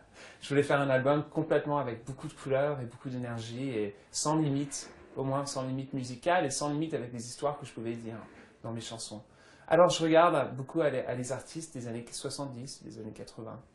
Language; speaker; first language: French; early bilingual, other home language; English